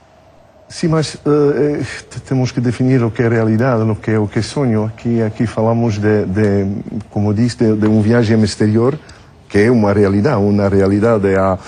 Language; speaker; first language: Portuguese; non-native, fluent; French